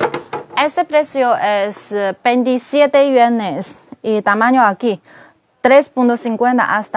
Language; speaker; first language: Spanish; non-native, learner; Chinese